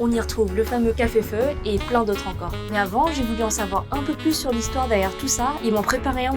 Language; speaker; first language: French; native; French